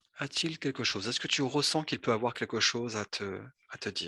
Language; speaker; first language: French; native; French